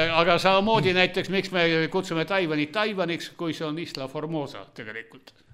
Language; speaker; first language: Estonian; non-native, local second language; Russian